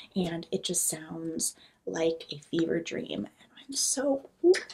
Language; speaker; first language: English; native; English